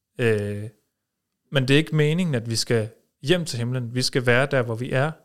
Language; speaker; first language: Danish; early bilingual, heritage; Danish